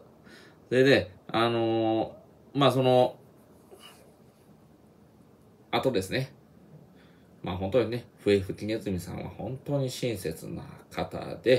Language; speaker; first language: Japanese; native; Japanese